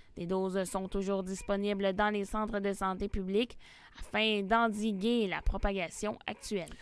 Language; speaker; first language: French; native; French